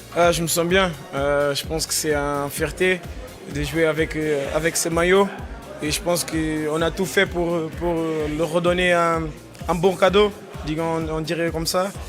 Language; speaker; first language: French; non-native, fluent; Portuguese